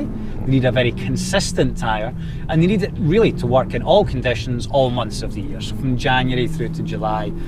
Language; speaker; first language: English; native; English